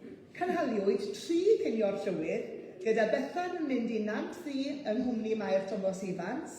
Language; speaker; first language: Welsh; native; Welsh